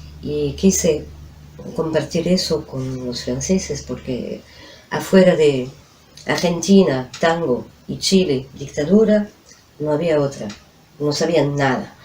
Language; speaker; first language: Spanish; non-native, fluent; French